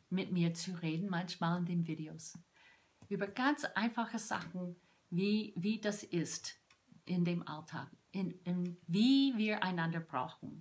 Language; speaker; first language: German; non-native, fluent; English